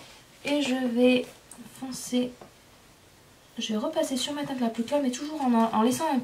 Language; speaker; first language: French; native; French